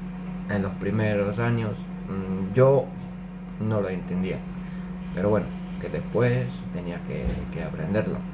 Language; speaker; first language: Spanish; non-native, fluent; Romanian